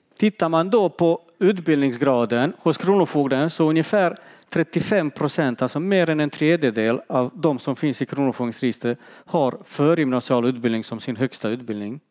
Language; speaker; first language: Swedish; non-native, fluent; Bosnian